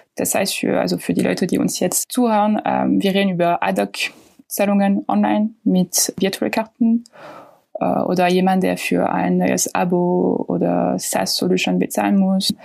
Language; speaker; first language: German; non-native, fluent; French